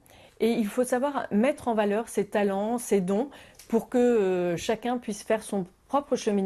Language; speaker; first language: French; native; French